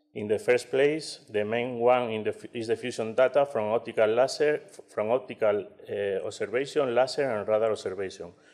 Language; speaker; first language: English; non-native, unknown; Spanish